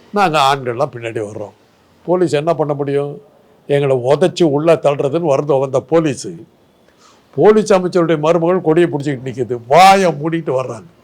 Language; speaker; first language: Tamil; non-native, local second language; Telugu